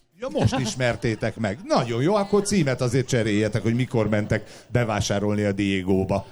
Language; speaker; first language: Hungarian; native; Hungarian